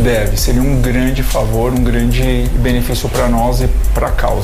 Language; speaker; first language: Portuguese; native; Portuguese